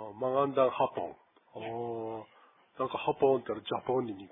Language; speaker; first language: Japanese; native; Japanese